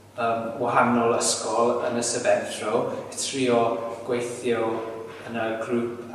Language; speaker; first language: Welsh; non-native, learner; English